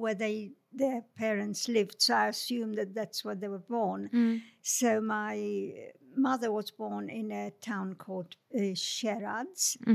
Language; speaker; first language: English; non-native, fluent; Polish